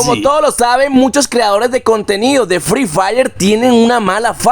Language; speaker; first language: Spanish; native; Spanish